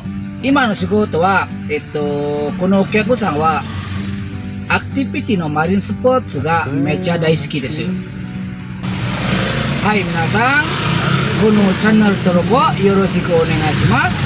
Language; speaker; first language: Japanese; non-native, fluent; Indonesian